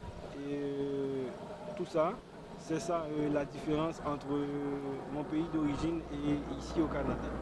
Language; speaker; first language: French; non-native, local second language; Haitian Creole